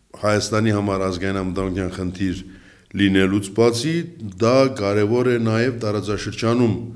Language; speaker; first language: Armenian; early bilingual, heritage; Armenian